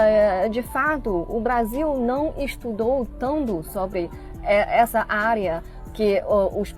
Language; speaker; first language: Portuguese; non-native, fluent; Chinese